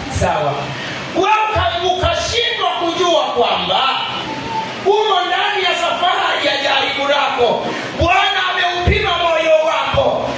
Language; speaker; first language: Swahili; non-native, local second language; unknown